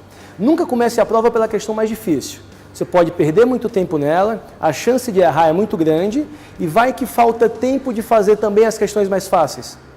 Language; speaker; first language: Portuguese; native; Portuguese